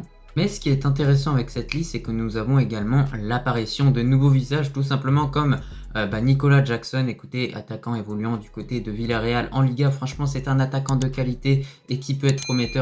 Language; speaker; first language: French; native; French